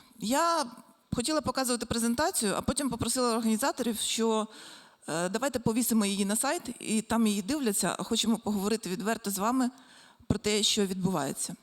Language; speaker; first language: Ukrainian; native; Ukrainian